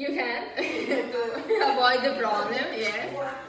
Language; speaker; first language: English; non-native, fluent; Italian